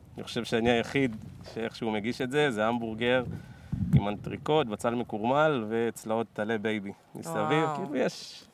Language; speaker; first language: Hebrew; native; Hebrew